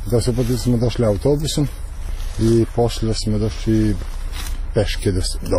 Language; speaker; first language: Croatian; non-native, local second language; Albanian